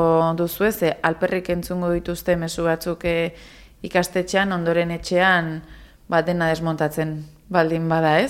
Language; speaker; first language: Basque; native; Basque